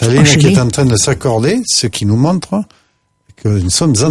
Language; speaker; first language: French; native; French